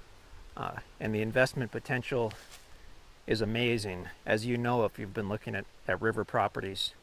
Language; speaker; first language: English; native; English